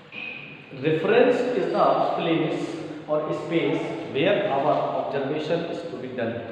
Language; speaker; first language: English; non-native, local second language; Hindi